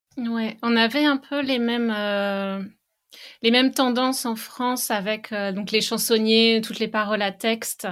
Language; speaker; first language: French; native; French